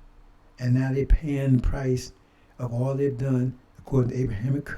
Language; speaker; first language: English; native; English